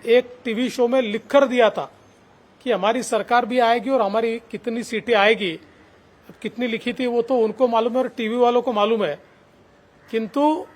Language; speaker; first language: Hindi; non-native, local second language; Marathi